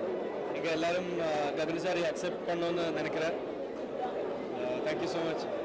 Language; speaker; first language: Tamil; non-native, learner; Malayalam